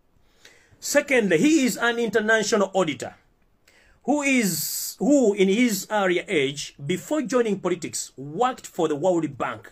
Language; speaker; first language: English; non-native, local second language; Ganda